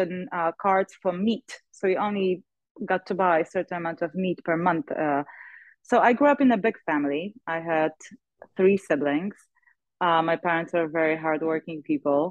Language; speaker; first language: English; non-native, fluent; Polish